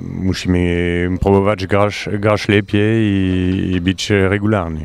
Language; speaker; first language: Polish; non-native, learner; French